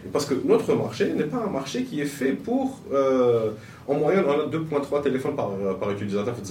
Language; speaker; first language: French; non-native, local second language; Arabic